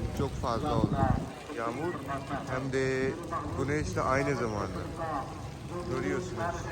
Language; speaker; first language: Turkish; non-native, learner; Urdu